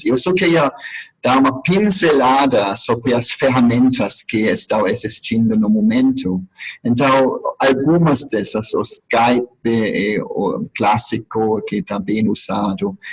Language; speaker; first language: Portuguese; non-native, fluent; German